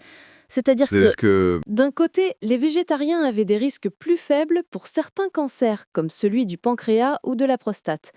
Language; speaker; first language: French; native; French